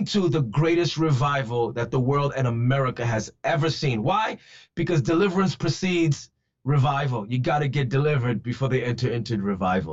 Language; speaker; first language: English; native; English